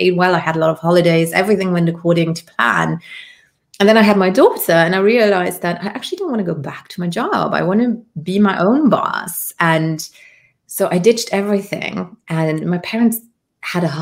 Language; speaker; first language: English; non-native, fluent; Luxembourgish